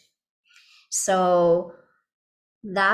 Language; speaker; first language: English; non-native, fluent; Persian